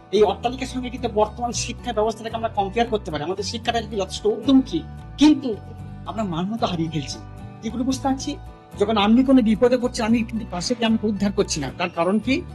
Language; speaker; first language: Bangla; non-native, local second language; Santali